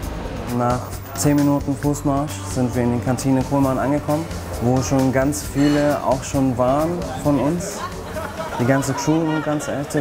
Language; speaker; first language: German; native; German